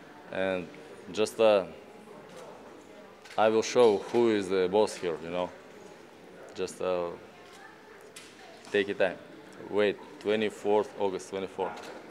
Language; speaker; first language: English; non-native, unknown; Russian